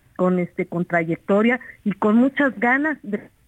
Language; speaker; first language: Spanish; native; Spanish